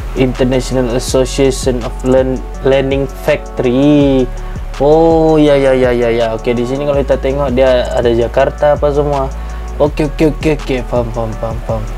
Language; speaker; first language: Malay; native; Malay